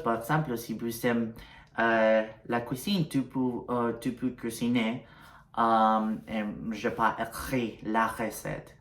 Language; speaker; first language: French; non-native, learner; Spanish